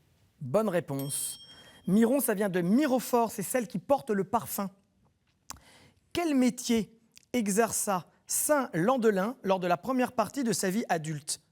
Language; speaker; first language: French; native; French